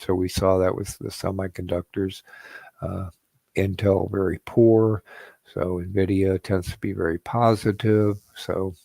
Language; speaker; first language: English; native; English